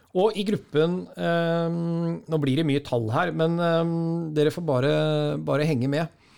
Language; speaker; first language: Norwegian; native; Norwegian